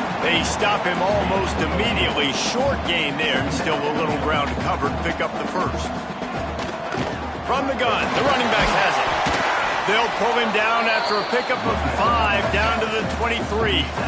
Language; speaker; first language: English; native; English